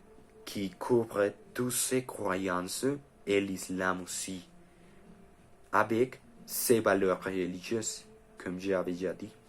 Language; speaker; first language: French; non-native, learner; Spanish